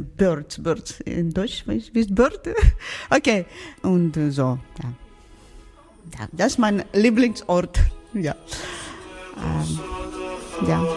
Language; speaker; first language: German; non-native, learner; Ukrainian